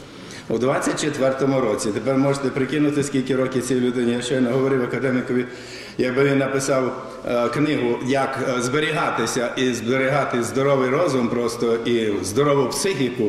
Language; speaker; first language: Ukrainian; native; Ukrainian